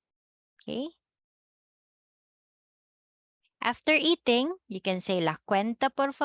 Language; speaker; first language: Spanish; non-native, fluent; Filipino